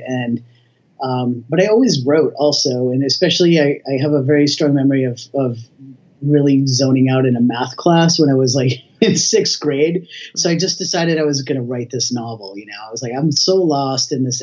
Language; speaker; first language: English; native; English